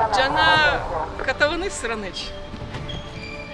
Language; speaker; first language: Kyrgyz; non-native, learner; Russian